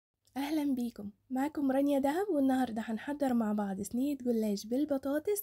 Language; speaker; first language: Arabic; native; Arabic